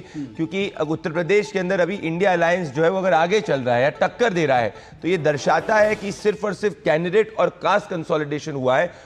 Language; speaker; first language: Hindi; native; Hindi